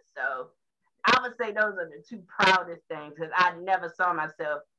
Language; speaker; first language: English; native; English